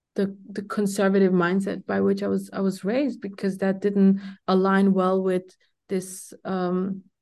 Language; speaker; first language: English; early bilingual, heritage; Danish